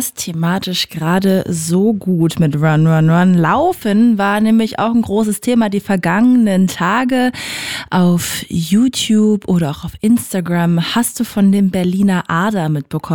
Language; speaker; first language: German; native; German